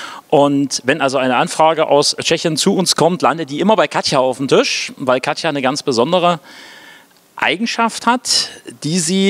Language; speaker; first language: German; native; German